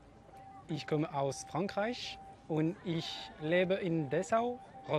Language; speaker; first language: German; non-native, learner; French